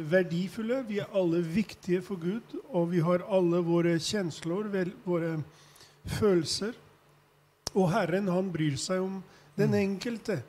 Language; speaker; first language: Norwegian; non-native, fluent; Albanian